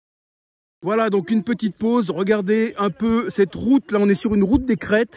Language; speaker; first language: French; native; French